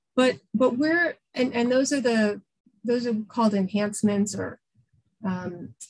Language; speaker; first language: English; native; English